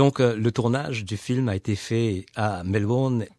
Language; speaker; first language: French; native; French